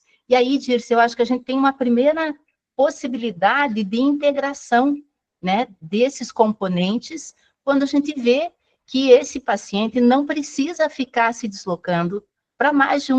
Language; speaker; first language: Portuguese; native; Portuguese